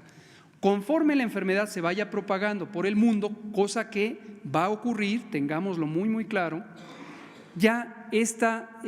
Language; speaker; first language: Spanish; native; Spanish